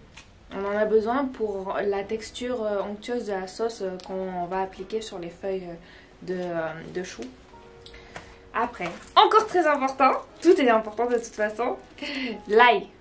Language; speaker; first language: French; native; French